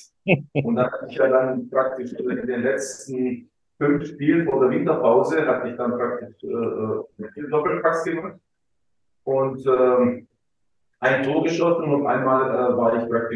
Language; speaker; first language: German; early bilingual, other home language; Croatian